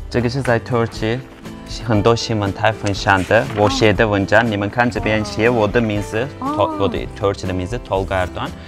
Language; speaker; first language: Chinese; non-native, fluent; Turkish